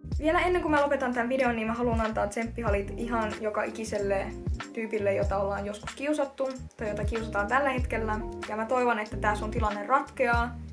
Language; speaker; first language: Finnish; early bilingual, other home language; Russian